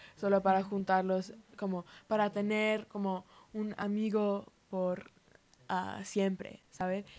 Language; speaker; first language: Spanish; early bilingual, heritage; Spanish